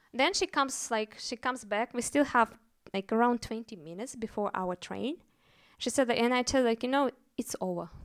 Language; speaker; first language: English; non-native, fluent; Russian